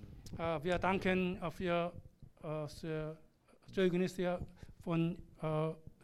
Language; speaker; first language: German; non-native, learner; Korean